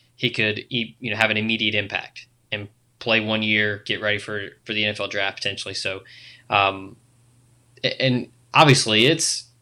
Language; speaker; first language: English; native; English